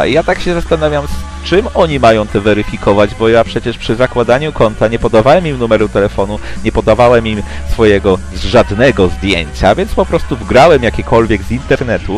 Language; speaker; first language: Polish; native; Polish